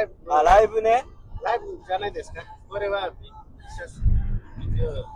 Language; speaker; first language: Japanese; non-native, learner; Nepali